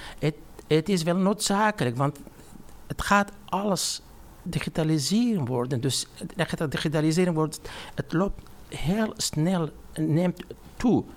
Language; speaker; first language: Dutch; non-native, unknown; Armenian